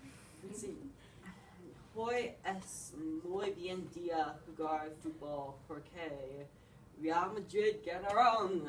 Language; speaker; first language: Spanish; non-native, learner; English